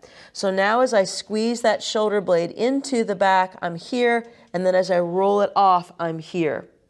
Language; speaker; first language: English; native; English